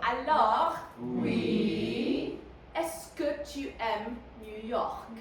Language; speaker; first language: French; non-native, fluent; Spanish